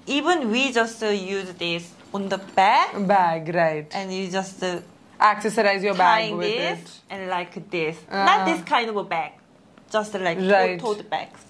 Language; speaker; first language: English; non-native, learner; Korean